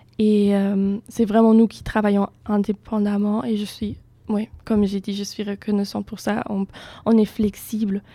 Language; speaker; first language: French; non-native, fluent; German